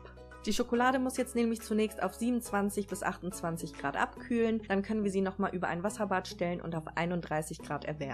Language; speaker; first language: German; native; German